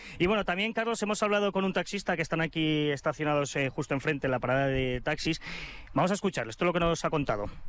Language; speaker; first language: Spanish; native; Spanish